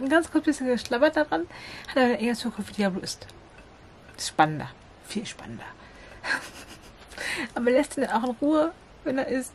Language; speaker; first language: German; native; German